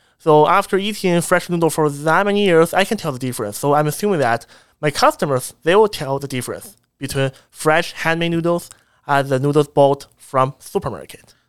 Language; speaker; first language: English; non-native, fluent; Chinese